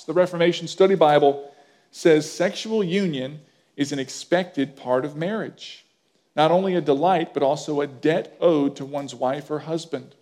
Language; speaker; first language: English; native; English